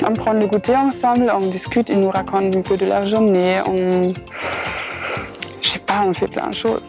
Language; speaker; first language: French; non-native, fluent; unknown